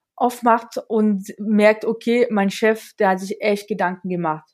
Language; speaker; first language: German; non-native, fluent; French